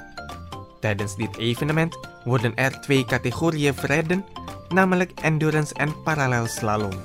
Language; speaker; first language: Dutch; non-native, fluent; Indonesian